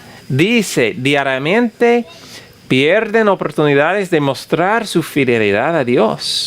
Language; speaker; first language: Spanish; non-native, fluent; English